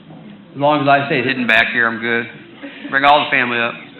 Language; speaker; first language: English; native; English